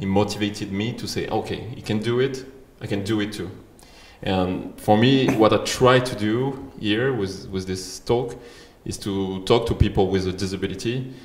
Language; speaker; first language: English; non-native, fluent; French